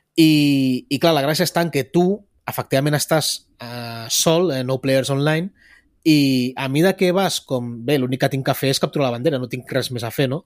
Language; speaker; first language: Catalan; early bilingual, other home language; Spanish